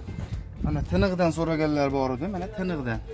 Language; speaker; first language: Turkish; non-native, learner; Uzbek